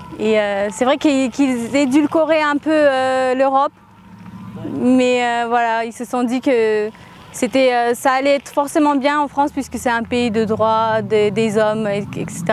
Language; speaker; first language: French; early bilingual, other home language; Armenian